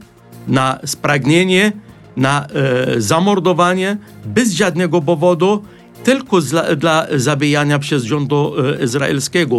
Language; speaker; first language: Polish; non-native, fluent; Arabic